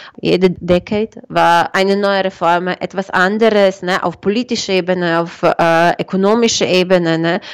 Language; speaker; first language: German; non-native, fluent; Slovenian